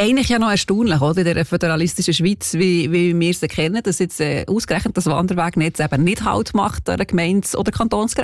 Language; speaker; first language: German; native; German